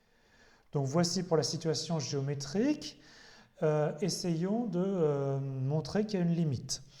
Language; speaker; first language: French; native; French